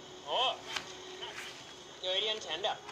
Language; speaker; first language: Chinese; non-native, learner; English